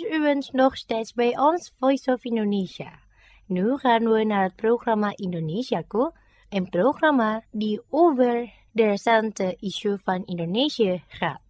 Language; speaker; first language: Dutch; non-native, fluent; Indonesian